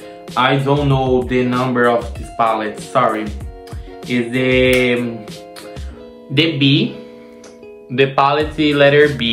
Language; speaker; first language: English; non-native, learner; Portuguese